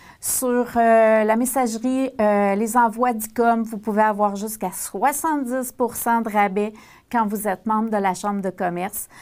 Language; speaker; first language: French; native; French